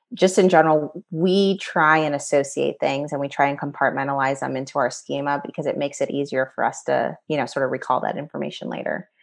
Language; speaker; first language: English; native; English